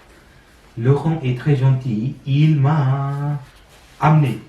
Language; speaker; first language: French; non-native, learner; Sinhala